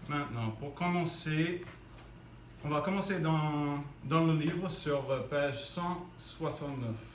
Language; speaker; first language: French; non-native, fluent; English